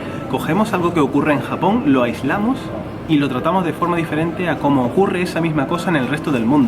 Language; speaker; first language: Spanish; native; Spanish